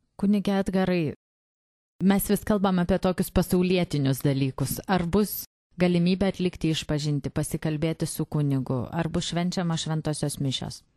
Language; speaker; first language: Lithuanian; native; Lithuanian